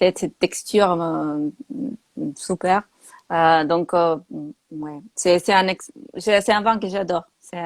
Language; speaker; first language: French; non-native, fluent; Spanish